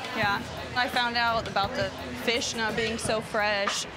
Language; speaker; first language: English; native; English